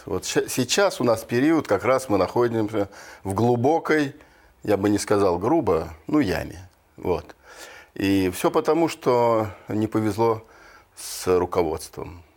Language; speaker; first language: Russian; native; Russian